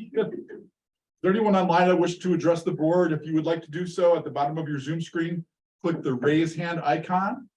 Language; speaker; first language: English; native; English